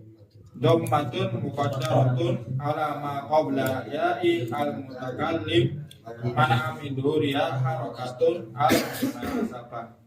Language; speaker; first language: Arabic; non-native, fluent; Indonesian